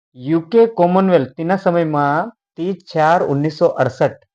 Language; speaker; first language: Gujarati; non-native, local second language; Bhili